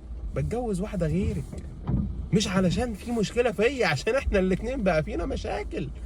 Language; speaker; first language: Arabic; native; Arabic